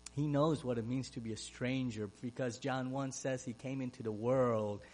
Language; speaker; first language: English; non-native, fluent; Romanian